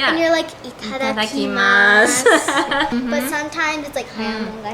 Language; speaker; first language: English; non-native, fluent; Japanese